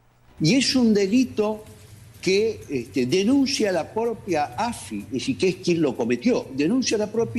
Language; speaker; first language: Spanish; native; Spanish